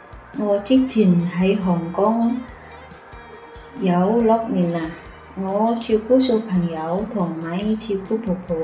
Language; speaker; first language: Cantonese; non-native, learner; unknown